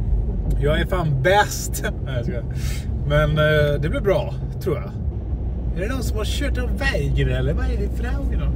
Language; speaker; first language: Swedish; native; Swedish